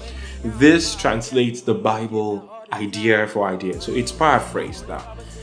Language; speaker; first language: English; non-native, local second language; Yoruba